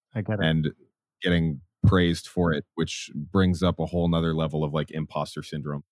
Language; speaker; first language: English; native; English